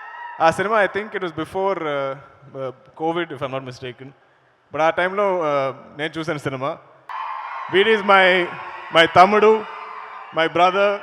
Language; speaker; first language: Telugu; non-native, learner; Malayalam